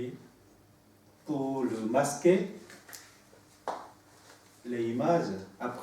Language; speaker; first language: French; non-native, learner; Korean